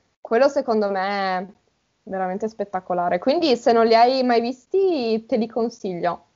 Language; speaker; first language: Italian; native; Italian